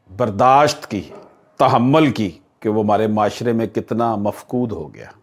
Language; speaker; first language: Urdu; native; Urdu